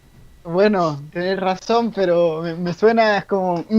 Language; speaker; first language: Spanish; native; Spanish